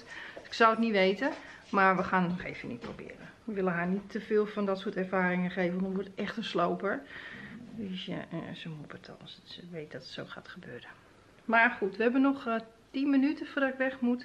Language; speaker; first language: Dutch; native; Dutch